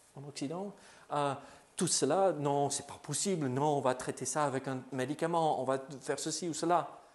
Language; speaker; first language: French; non-native, fluent; English